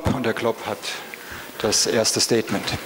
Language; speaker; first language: German; native; German